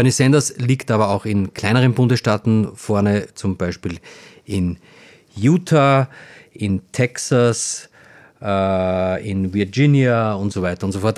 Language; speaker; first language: German; native; German